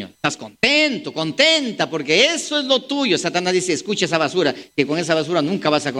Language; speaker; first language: Spanish; native; Spanish